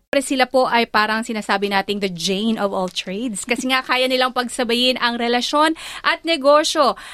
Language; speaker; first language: Filipino; native; Filipino